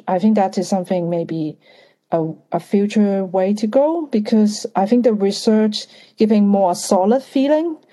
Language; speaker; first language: English; non-native, fluent; Bulgarian